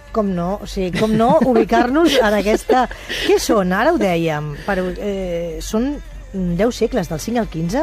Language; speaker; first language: Catalan; native; Catalan